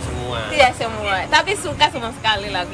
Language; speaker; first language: Indonesian; non-native, fluent; Shona